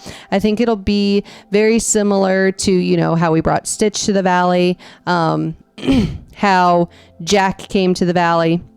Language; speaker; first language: English; native; English